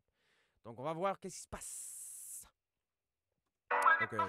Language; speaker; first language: French; non-native, fluent; English